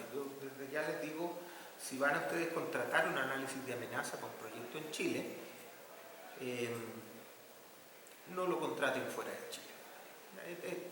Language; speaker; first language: Spanish; native; Spanish